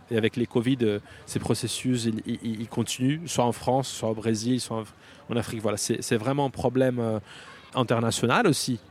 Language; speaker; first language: French; non-native, fluent; Portuguese